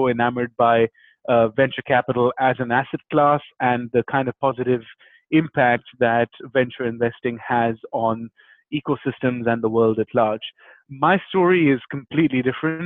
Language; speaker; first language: English; non-native, local second language; Hindi